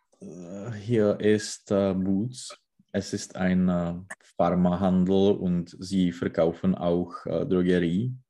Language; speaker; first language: German; non-native, learner; Czech